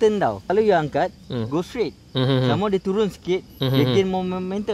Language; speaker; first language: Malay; native; Malay